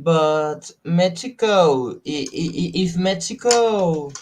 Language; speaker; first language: English; non-native, learner; Spanish